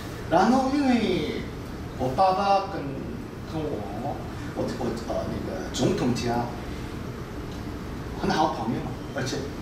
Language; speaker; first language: Chinese; non-native, fluent; Korean